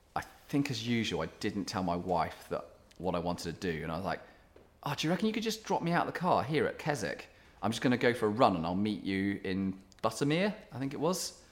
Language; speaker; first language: English; native; English